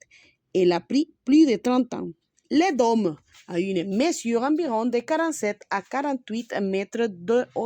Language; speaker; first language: French; non-native, learner; Spanish